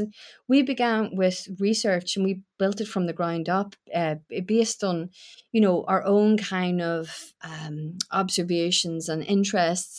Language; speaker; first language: English; native; English